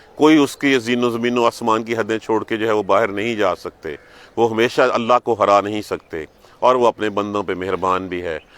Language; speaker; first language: Urdu; non-native, local second language; Punjabi